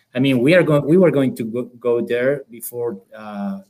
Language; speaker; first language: English; non-native, fluent; Spanish